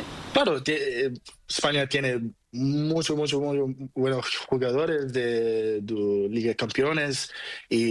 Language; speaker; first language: Spanish; non-native, learner; Portuguese